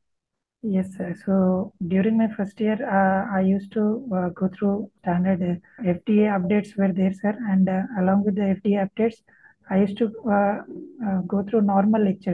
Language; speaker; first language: English; non-native, local second language; Telugu